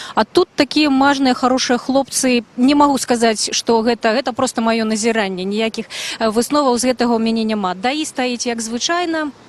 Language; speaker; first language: Belarusian; native; Belarusian